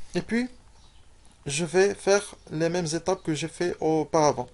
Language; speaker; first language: French; non-native, local second language; Arabic